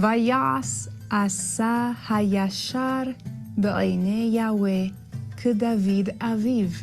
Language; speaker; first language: Hebrew; non-native, learner; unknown